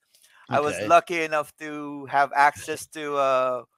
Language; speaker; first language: English; non-native, local second language; Filipino